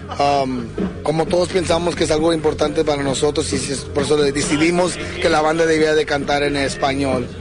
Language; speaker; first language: Spanish; early bilingual, heritage; English